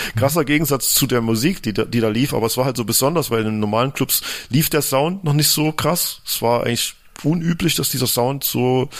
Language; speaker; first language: German; native; German